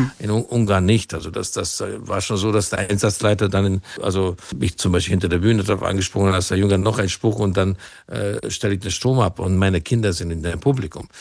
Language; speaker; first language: German; non-native, fluent; Hungarian